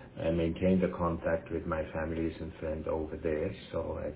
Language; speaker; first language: English; non-native, fluent; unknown